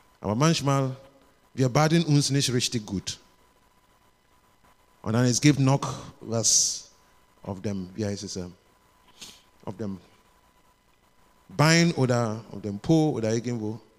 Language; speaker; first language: German; non-native, learner; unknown